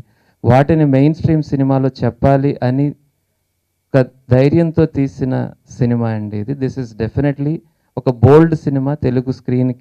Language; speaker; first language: Telugu; native; Telugu